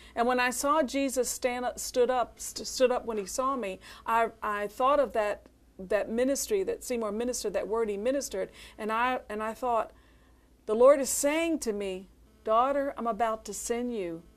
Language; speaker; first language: English; native; English